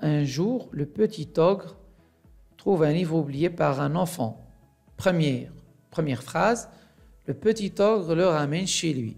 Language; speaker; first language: French; non-native, local second language; Arabic